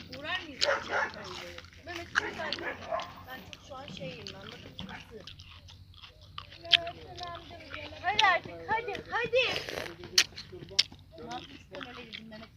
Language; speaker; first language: Turkish; native; Turkish